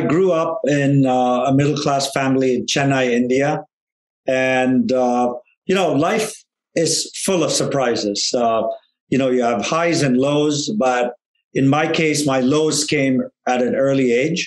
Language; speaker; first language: English; non-native, local second language; Tamil